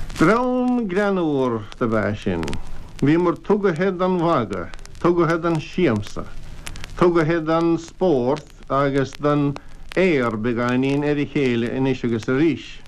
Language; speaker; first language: Irish; native; Irish